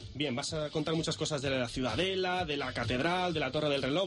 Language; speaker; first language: Spanish; native; Spanish